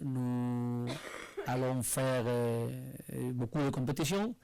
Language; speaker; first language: French; non-native, learner; Spanish